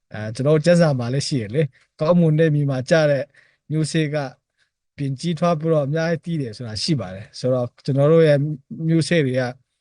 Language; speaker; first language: Burmese; non-native, local second language; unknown